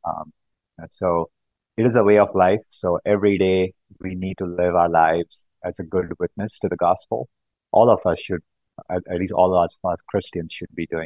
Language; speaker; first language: English; non-native, local second language; Konkani